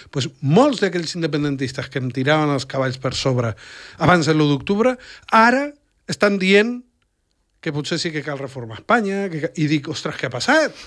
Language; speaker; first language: Catalan; native; Catalan